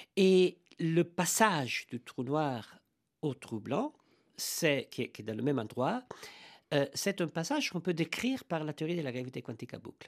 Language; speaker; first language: French; non-native, fluent; Italian